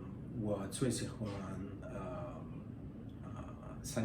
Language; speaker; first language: Chinese; non-native, learner; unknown